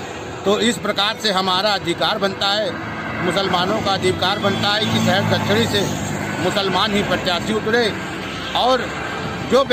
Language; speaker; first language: Hindi; native; Hindi